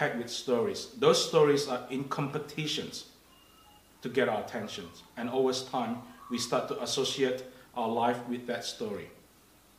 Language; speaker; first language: English; non-native, fluent; Indonesian